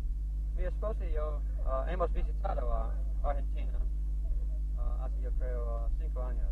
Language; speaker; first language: Spanish; non-native, learner; English